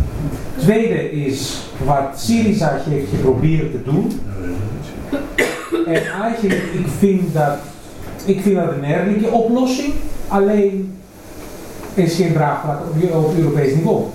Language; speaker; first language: Dutch; non-native, fluent; Greek